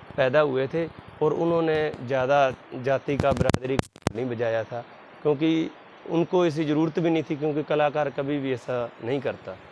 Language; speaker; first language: Hindi; non-native, local second language; Punjabi